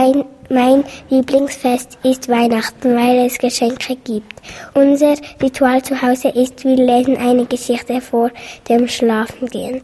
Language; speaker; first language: German; early bilingual, other home language; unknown